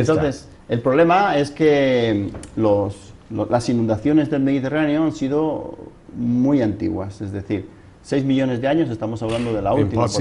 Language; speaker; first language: Spanish; native; Spanish